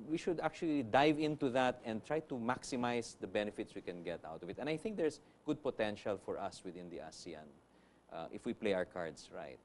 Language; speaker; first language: English; non-native, local second language; Filipino